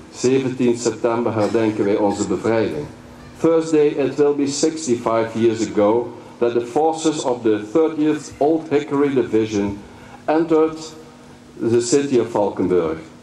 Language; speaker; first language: English; non-native, fluent; Dutch